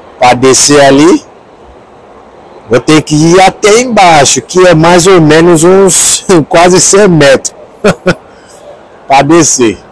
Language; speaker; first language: Portuguese; non-native, learner; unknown